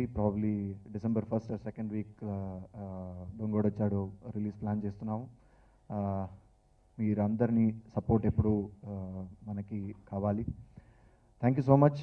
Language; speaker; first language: Telugu; non-native, learner; Tamil